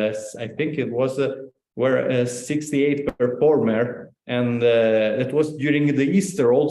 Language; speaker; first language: English; non-native, learner; Italian